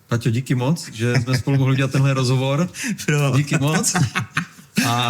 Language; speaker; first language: Czech; native; Czech